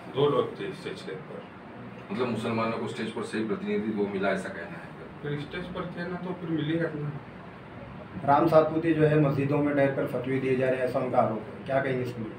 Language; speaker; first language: Hindi; native; Hindi